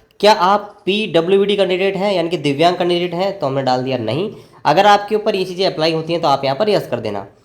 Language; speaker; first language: Hindi; native; Hindi